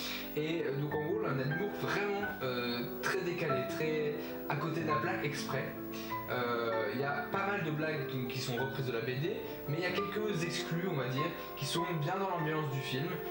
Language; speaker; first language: French; native; French